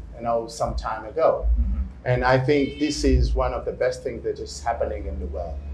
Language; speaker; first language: English; non-native, fluent; Portuguese